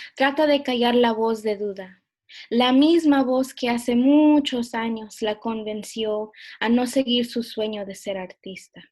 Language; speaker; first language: Spanish; early bilingual, other home language; English